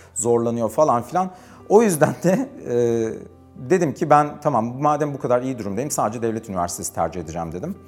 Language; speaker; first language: Turkish; native; Turkish